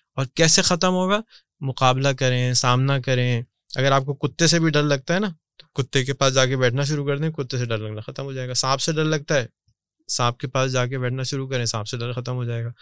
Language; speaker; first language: Urdu; native; Urdu